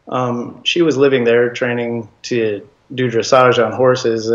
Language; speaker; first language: English; native; English